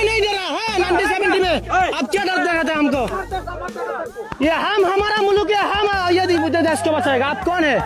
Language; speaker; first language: Hindi; non-native, learner; Bangla